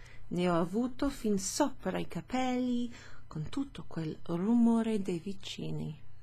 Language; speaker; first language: Italian; non-native, fluent; English